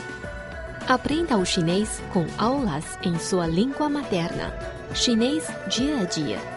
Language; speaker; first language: Portuguese; non-native, fluent; Chinese